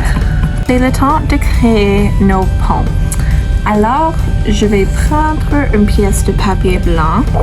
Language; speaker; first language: French; non-native, fluent; English